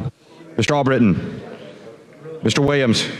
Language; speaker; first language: English; native; English